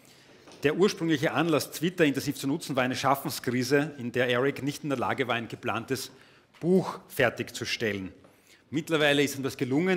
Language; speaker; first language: German; native; German